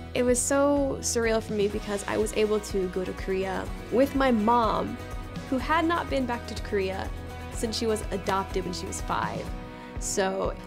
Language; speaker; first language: English; native; English